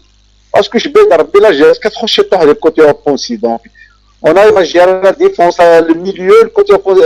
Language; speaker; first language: French; non-native, local second language; Kabyle